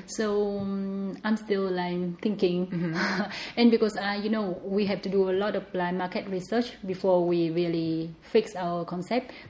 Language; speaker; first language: English; non-native, fluent; Vietnamese